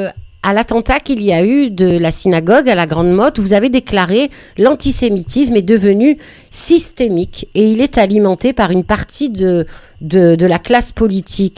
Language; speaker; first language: French; native; French